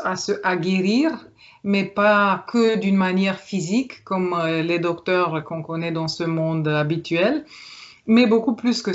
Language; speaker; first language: French; non-native, fluent; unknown